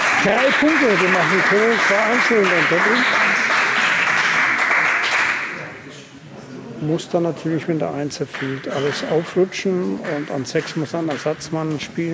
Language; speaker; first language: German; native; German